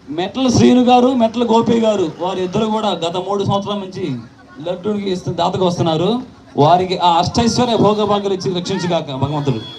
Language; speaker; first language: Telugu; native; Telugu